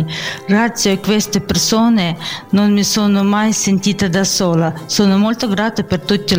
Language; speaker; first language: Italian; non-native, learner; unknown